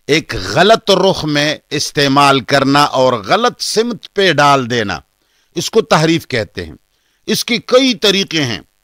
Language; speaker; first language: Urdu; non-native, local second language; Pashto